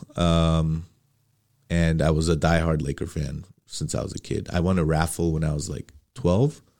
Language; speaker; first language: English; early bilingual, other home language; Arabic